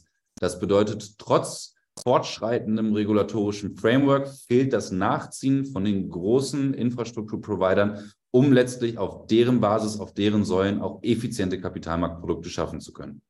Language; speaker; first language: German; native; German